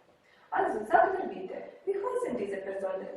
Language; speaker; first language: German; non-native, fluent; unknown